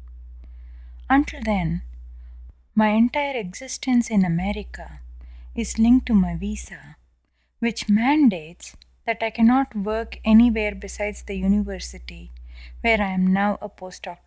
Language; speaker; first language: English; non-native, local second language; Tamil